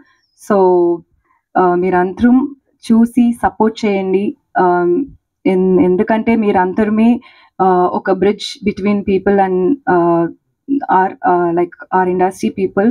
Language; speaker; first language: Telugu; non-native, learner; Tamil